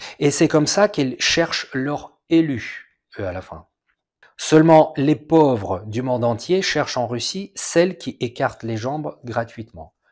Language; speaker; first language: French; non-native, fluent; Russian